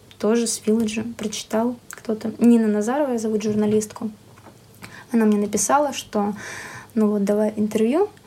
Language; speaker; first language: Russian; native; Russian